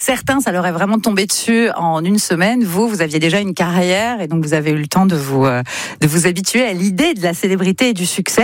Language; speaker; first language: French; native; French